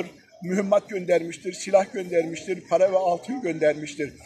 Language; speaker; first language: Turkish; early bilingual, heritage; Turkish